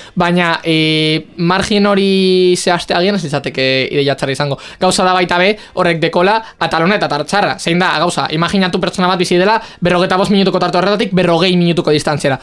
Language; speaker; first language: Basque; native; Basque